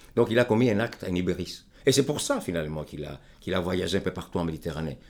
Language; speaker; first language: French; non-native, fluent; Greek